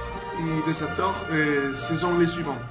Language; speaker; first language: French; non-native, learner; Spanish